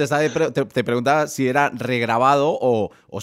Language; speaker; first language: Spanish; native; Spanish